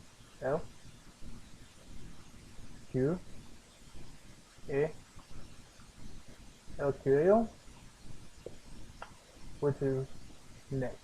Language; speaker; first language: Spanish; non-native, learner; English